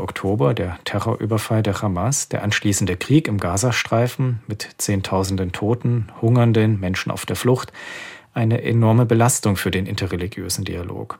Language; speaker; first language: German; native; German